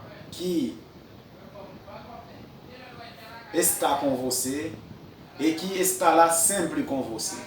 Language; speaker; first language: Portuguese; non-native, fluent; French